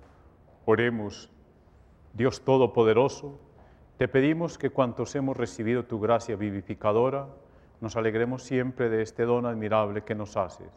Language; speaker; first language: Spanish; native; Spanish